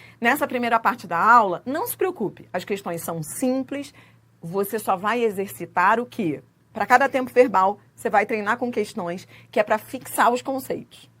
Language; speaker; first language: Portuguese; native; Portuguese